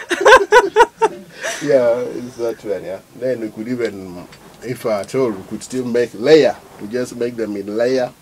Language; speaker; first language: English; non-native, local second language; Acoli